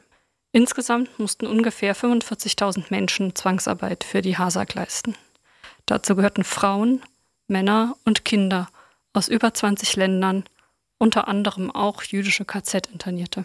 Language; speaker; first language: German; native; German